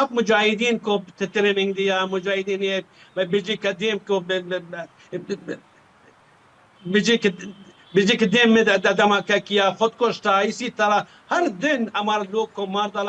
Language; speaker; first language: Hindi; non-native, learner; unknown